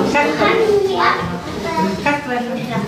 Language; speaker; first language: Russian; non-native, local second language; Kyrgyz